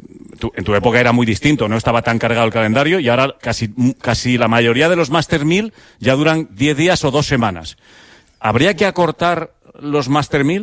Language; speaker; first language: Spanish; native; Spanish